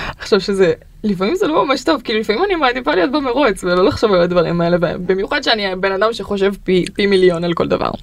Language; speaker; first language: Hebrew; early bilingual, other home language; Russian